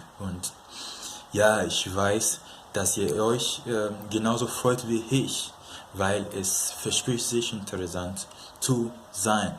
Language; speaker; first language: German; non-native, fluent; Yoruba